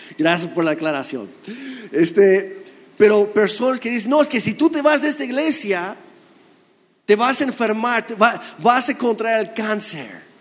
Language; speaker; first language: Spanish; non-native, fluent; English